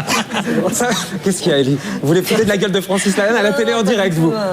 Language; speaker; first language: French; native; French